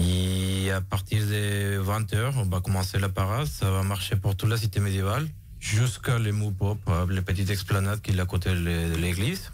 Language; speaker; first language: French; non-native, fluent; Spanish